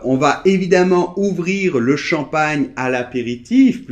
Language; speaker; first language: French; native; French